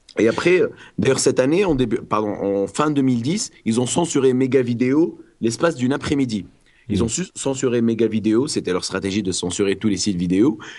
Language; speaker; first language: French; non-native, local second language; Arabic